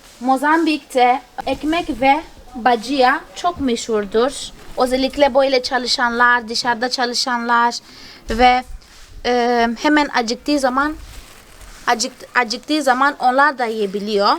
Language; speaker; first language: Turkish; non-native, fluent; Portuguese